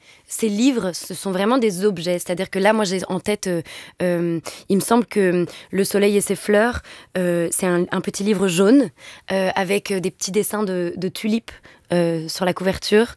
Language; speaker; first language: French; native; French